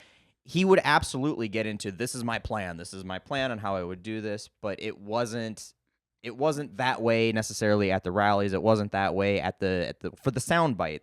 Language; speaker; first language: English; native; English